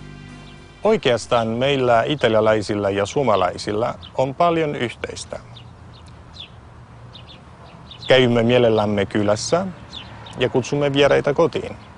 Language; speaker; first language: Finnish; non-native, fluent; Italian